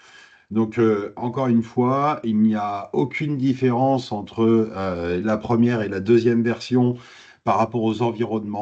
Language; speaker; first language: French; native; French